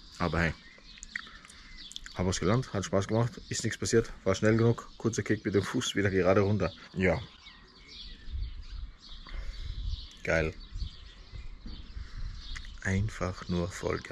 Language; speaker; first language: German; native; German